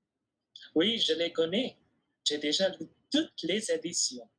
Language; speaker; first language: French; non-native, fluent; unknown